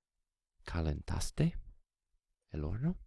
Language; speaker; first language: Spanish; non-native, fluent; English